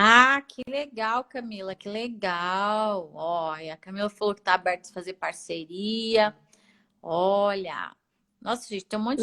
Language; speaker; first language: Portuguese; native; Portuguese